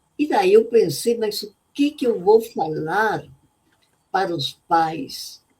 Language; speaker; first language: Portuguese; non-native, fluent; Spanish